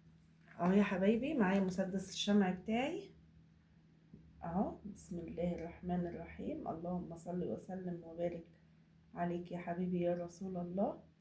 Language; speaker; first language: Arabic; native; Arabic